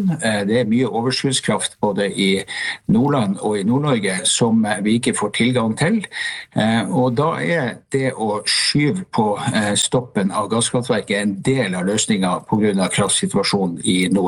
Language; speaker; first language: Norwegian; native; Norwegian